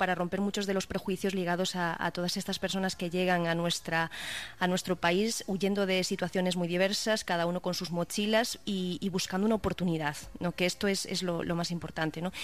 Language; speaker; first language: Spanish; native; Spanish